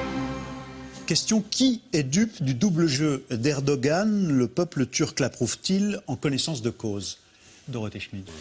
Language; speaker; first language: French; native; French